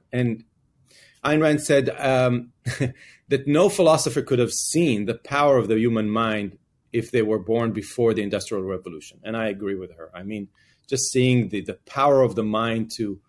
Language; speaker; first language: English; non-native, fluent; Hebrew